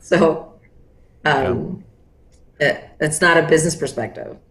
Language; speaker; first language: English; non-native, fluent; Portuguese